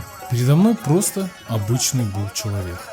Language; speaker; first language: Russian; native; Russian